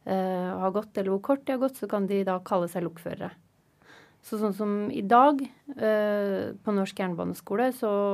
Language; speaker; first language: Norwegian; native; Norwegian